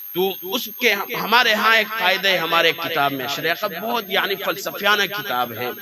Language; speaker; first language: Urdu; non-native, local second language; Pashto